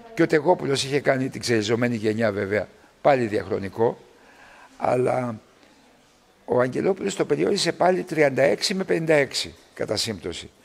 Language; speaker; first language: Greek; early bilingual, other home language; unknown